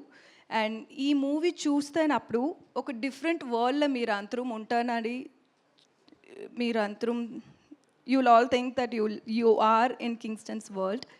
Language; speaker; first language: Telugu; non-native, learner; Tamil